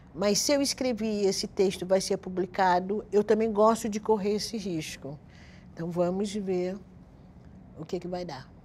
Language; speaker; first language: Portuguese; native; Portuguese